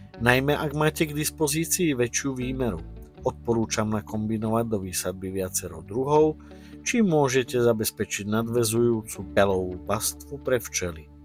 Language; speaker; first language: Slovak; native; Slovak